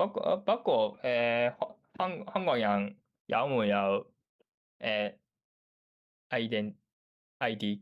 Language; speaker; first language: Cantonese; non-native, learner; Japanese